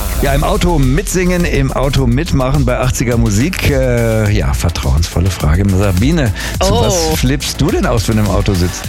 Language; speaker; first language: German; native; German